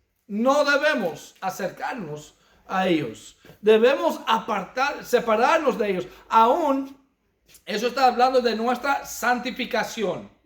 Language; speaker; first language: Spanish; non-native, fluent; English